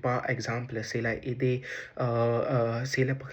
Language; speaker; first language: French; non-native, learner; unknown